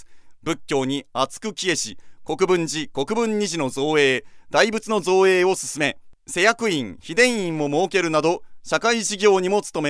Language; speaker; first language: Japanese; native; Japanese